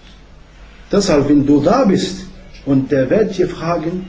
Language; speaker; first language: German; non-native, learner; Arabic